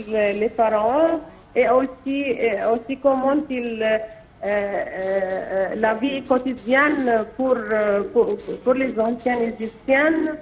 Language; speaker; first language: French; non-native, fluent; Arabic